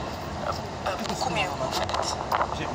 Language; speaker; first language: French; non-native, fluent; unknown